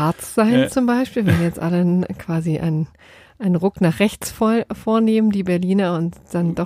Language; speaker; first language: German; native; German